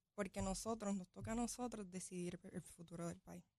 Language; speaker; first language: Spanish; native; Spanish